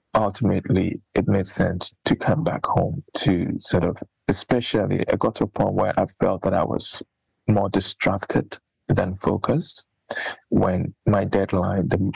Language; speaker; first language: English; non-native, local second language; Akan